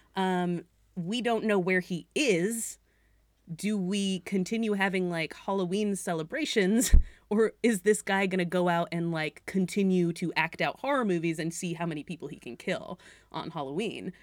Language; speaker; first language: English; native; English